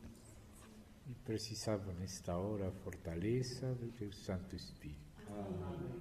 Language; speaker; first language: Portuguese; non-native, fluent; Spanish